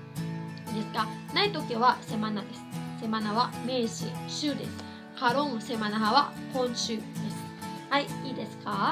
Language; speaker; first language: Japanese; non-native, fluent; Cebuano